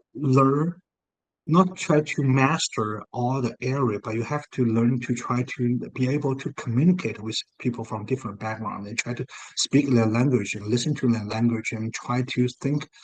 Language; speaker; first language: English; non-native, fluent; Chinese